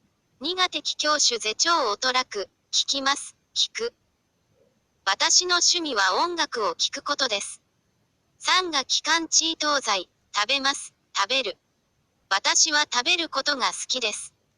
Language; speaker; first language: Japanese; non-native, fluent; Chinese